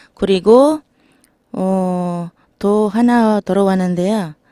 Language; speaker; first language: Korean; non-native, fluent; Filipino